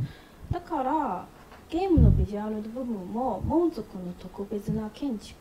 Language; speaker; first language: Japanese; non-native, learner; Chinese